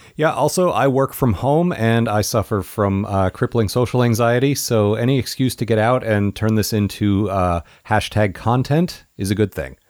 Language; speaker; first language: English; native; English